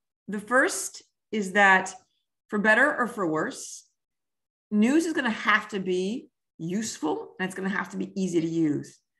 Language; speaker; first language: English; early bilingual, other home language; French